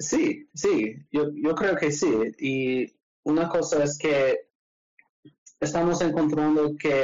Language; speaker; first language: Spanish; non-native, learner; English